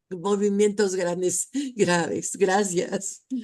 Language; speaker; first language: Spanish; native; Spanish